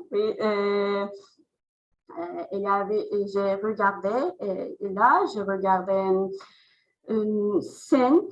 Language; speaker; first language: French; non-native, learner; Azerbaijani